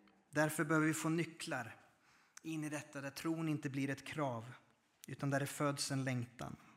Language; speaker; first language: Swedish; native; Swedish